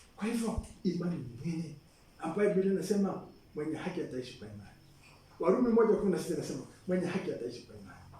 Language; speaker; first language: Swahili; non-native, local second language; Masai